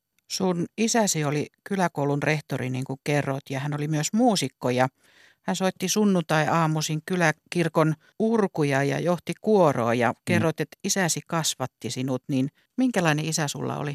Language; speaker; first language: Finnish; native; Finnish